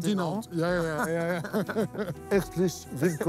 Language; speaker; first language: German; non-native, learner; French